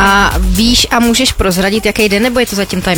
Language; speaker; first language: Czech; native; Czech